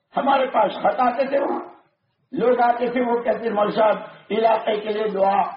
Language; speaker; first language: Urdu; non-native, local second language; Gujarati